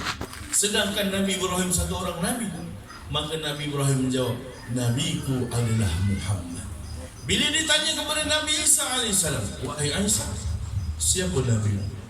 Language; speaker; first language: Malay; native; Malay